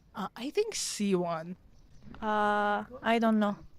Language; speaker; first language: English; non-native, fluent; Persian